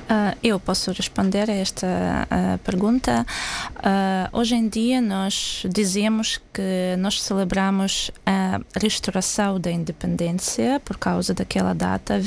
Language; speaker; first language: Portuguese; non-native, fluent; Ukrainian